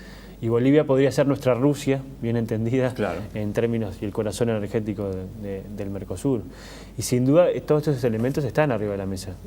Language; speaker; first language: Spanish; native; Spanish